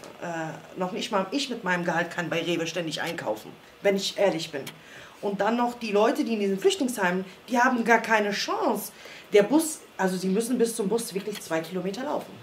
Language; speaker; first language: German; early bilingual, other home language; Croatian